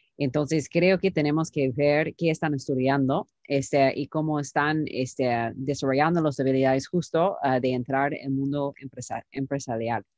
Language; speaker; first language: Spanish; non-native, fluent; English